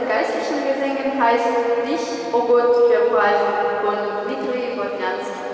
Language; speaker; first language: German; non-native, fluent; Russian